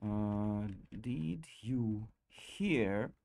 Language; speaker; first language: English; non-native, learner; Russian